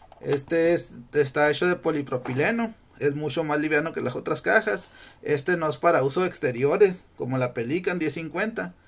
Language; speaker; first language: Spanish; native; Spanish